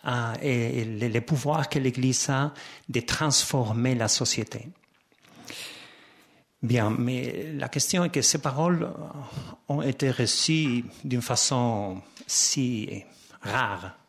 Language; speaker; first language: French; non-native, fluent; Spanish